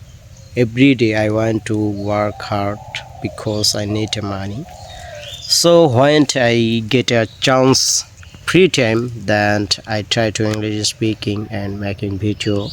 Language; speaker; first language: English; non-native, learner; Bangla